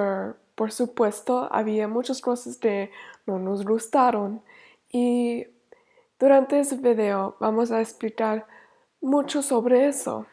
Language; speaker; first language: Spanish; non-native, learner; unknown